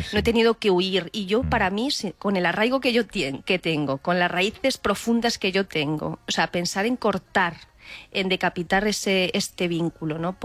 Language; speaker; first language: Spanish; native; Spanish